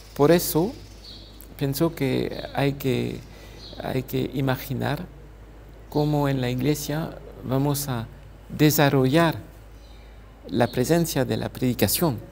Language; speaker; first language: Spanish; non-native, fluent; French